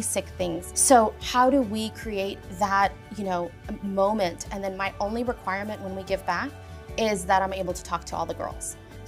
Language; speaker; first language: English; native; English